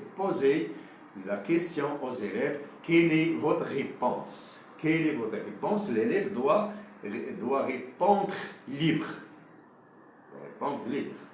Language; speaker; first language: French; non-native, local second language; Arabic